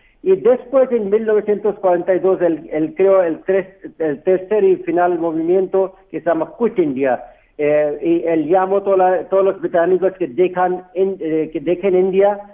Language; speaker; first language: Spanish; non-native, fluent; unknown